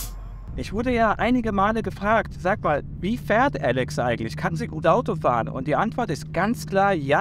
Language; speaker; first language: German; native; German